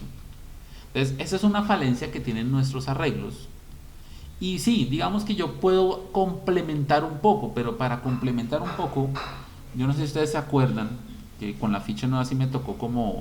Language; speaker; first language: Spanish; native; Spanish